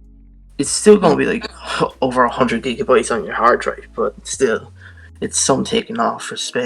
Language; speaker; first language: English; native; English